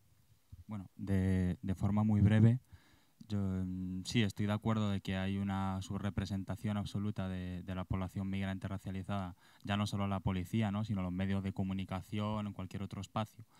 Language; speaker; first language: Spanish; native; Spanish